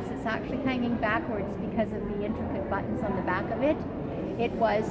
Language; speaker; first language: English; native; English